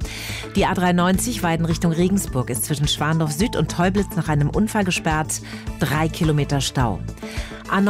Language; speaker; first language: German; native; German